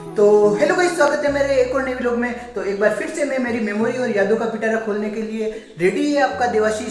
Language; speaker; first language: Hindi; non-native, local second language; Rajasthani